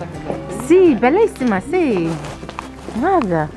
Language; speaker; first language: Italian; non-native, learner; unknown